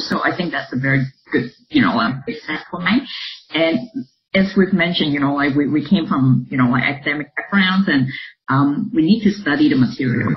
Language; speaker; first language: English; non-native, local second language; Cantonese